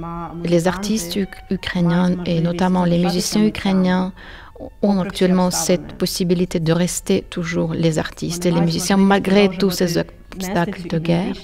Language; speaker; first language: French; non-native, fluent; Ukrainian